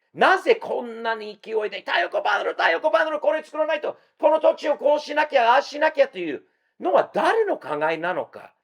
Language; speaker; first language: Japanese; non-native, fluent; English